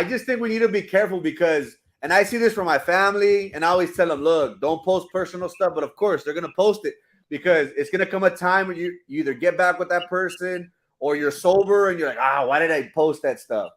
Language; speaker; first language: English; early bilingual, other home language; Spanish